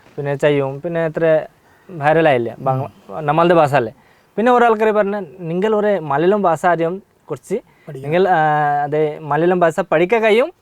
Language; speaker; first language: Malayalam; non-native, local second language; Bangla